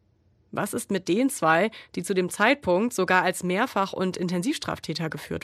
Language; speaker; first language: German; native; German